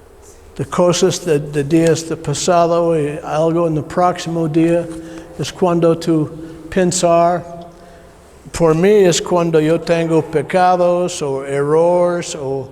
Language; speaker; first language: Spanish; non-native, learner; English